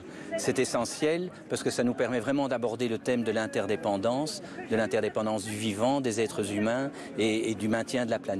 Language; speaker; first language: French; native; French